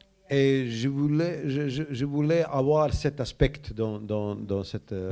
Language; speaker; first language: French; non-native, learner; Croatian